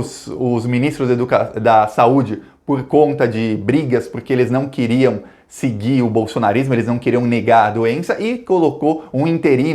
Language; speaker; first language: Portuguese; native; Portuguese